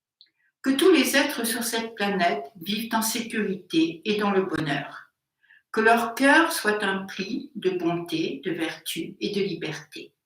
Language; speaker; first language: French; native; French